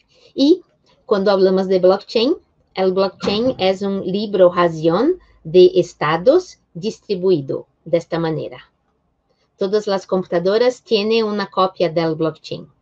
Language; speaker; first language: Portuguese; non-native, fluent; Spanish